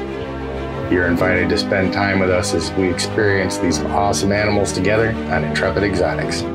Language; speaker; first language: English; native; English